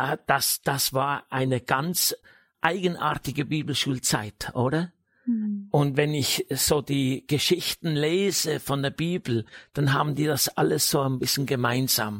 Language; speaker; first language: German; native; German